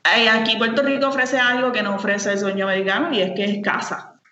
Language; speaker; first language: Spanish; native; Spanish